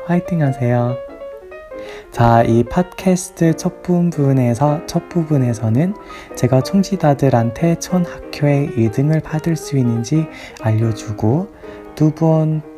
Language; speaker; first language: Korean; non-native, learner; English